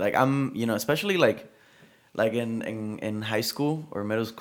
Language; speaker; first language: English; non-native, fluent; Spanish